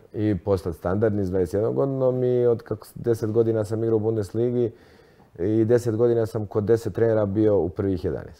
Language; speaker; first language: Croatian; native; Croatian